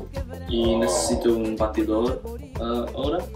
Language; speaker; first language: Spanish; non-native, learner; English